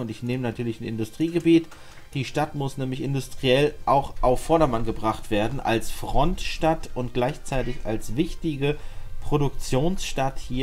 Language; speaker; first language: German; native; German